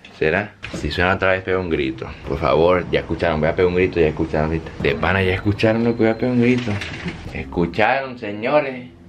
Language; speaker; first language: Spanish; native; Spanish